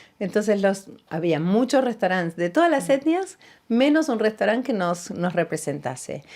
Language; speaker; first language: Spanish; native; Spanish